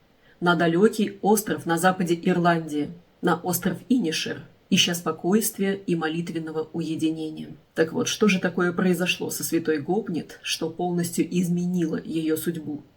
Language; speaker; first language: Russian; native; Russian